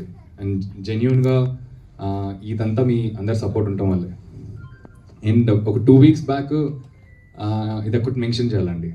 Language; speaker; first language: Telugu; native; Telugu